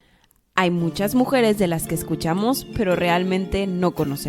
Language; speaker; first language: Spanish; native; Spanish